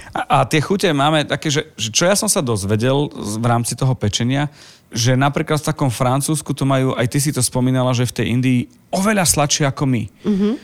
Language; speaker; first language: Slovak; native; Slovak